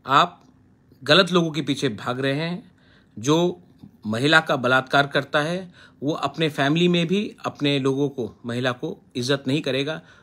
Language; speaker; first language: Hindi; non-native, local second language; Kok Borok